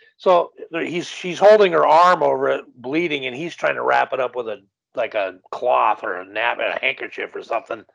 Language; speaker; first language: English; native; English